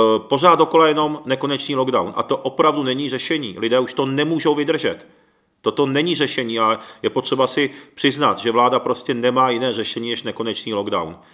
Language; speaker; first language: Czech; early bilingual, other home language; Japanese